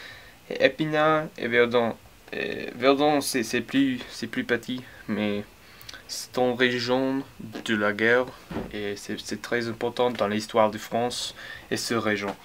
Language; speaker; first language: French; non-native, learner; English